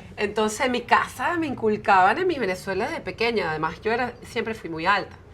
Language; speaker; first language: Spanish; early bilingual, heritage; Spanish